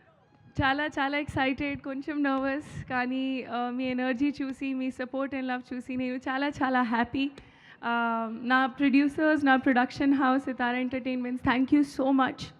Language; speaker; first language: Telugu; non-native, learner; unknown